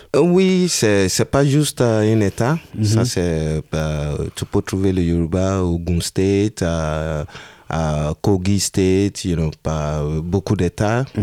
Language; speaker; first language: French; non-native, learner; Yoruba